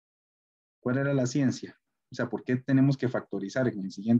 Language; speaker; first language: Spanish; native; Spanish